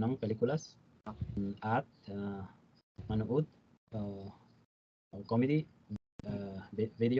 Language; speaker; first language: Filipino; non-native, learner; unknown